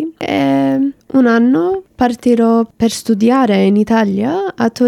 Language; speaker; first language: Italian; non-native, learner; English